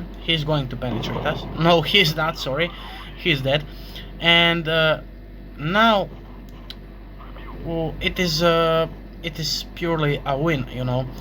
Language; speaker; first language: English; non-native, fluent; Croatian